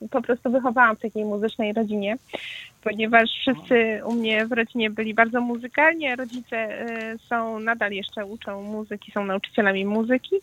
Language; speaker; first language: Polish; native; Polish